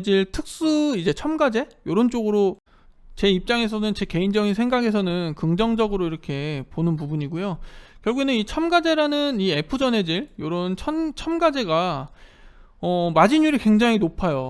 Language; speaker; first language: Korean; native; Korean